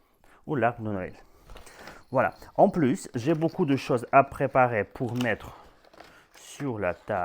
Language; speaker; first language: French; non-native, fluent; Russian